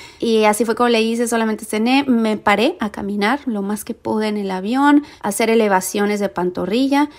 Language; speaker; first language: Spanish; native; Spanish